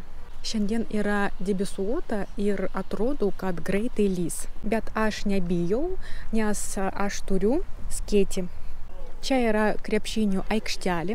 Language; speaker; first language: Lithuanian; non-native, learner; Russian